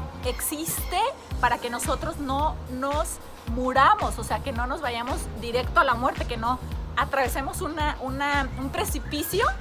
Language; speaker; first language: Spanish; native; Spanish